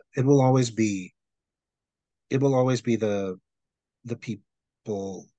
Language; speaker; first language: English; non-native, local second language; Filipino